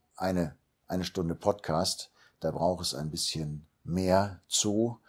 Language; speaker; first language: German; native; German